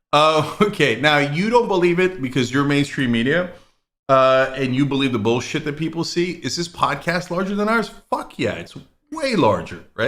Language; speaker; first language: English; native; English